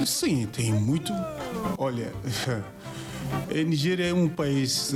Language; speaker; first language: Portuguese; non-native, learner; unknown